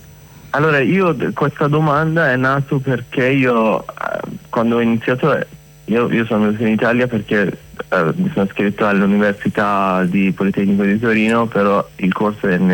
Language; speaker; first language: Italian; non-native, fluent; Persian